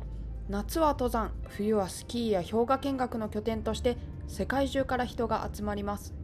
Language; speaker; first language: Japanese; native; Japanese